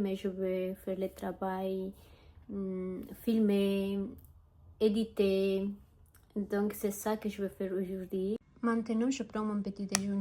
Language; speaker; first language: French; non-native, learner; Spanish